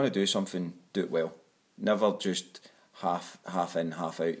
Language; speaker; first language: English; native; English